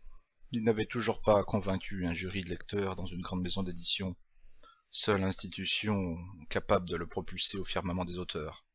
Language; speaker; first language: French; native; French